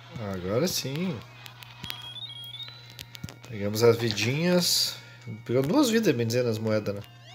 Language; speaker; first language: Portuguese; native; Portuguese